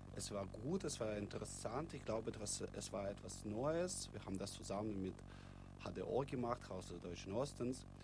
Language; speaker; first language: German; non-native, fluent; Russian